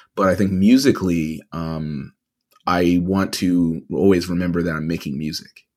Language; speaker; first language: English; native; English